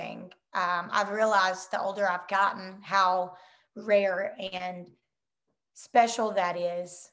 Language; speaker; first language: English; native; English